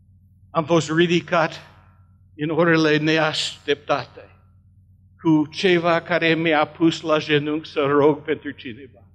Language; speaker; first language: Romanian; non-native, learner; English